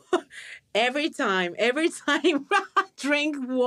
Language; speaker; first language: English; non-native, learner; Japanese